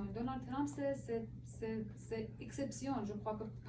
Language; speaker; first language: French; non-native, learner; Persian